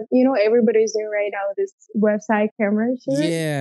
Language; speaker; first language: English; non-native, fluent; Russian